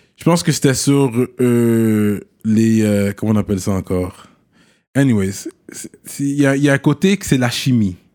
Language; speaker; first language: French; native; French